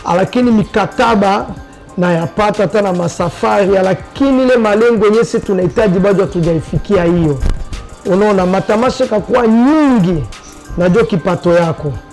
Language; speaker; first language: Swahili; non-native, local second language; French